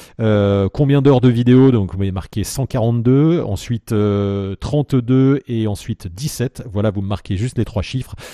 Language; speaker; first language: French; native; French